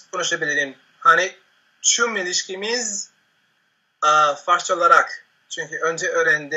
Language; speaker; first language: Turkish; non-native, fluent; Spanish